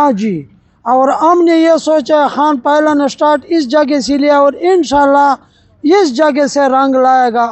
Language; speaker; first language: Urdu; non-native, local second language; Pashto